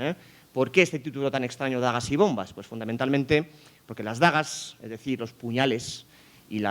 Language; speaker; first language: Spanish; native; Spanish